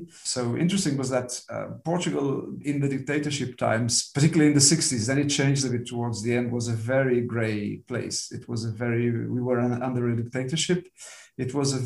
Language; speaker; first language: English; non-native, fluent; Portuguese